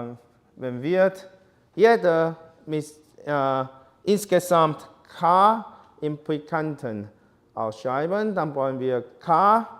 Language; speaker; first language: German; non-native, learner; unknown